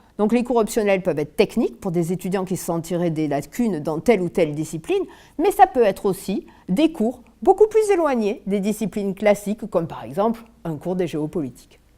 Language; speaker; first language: French; native; French